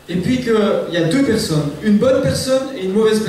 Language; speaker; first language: French; native; French